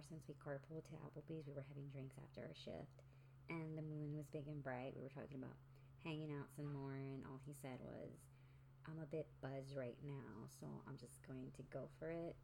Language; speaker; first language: English; early bilingual, other home language; Spanish